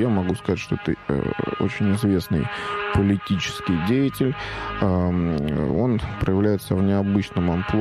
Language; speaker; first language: Russian; native; Russian